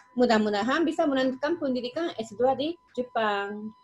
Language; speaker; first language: Indonesian; non-native, fluent; Japanese